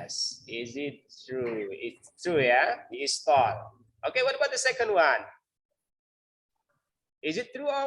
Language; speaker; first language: English; non-native, learner; Indonesian